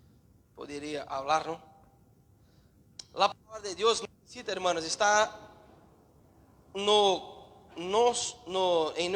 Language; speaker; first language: Spanish; non-native, learner; Portuguese